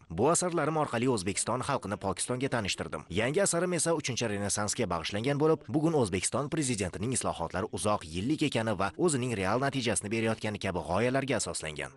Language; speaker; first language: Uzbek; non-native, fluent; Urdu